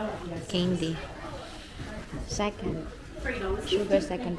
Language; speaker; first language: English; non-native, learner; Filipino